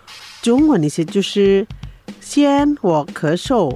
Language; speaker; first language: Chinese; non-native, fluent; Indonesian